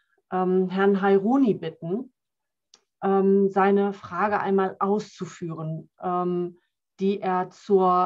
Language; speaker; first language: German; native; German